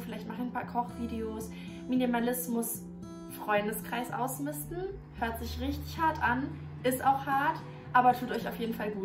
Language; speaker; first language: German; native; German